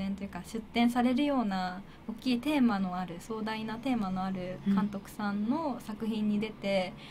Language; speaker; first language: Japanese; native; Japanese